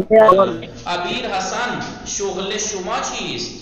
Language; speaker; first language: Persian; non-native, fluent; Urdu